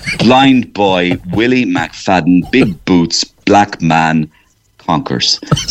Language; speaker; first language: English; native; English